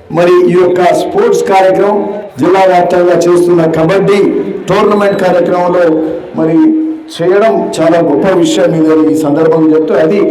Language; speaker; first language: Telugu; native; Telugu